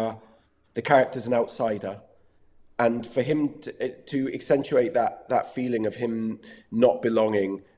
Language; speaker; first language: English; native; English